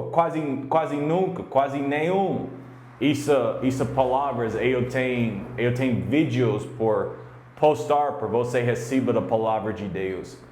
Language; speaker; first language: Portuguese; non-native, learner; English